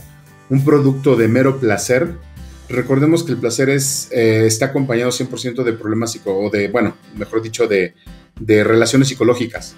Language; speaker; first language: Spanish; native; Spanish